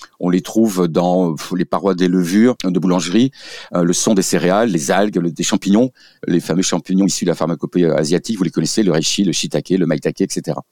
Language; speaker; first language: French; native; French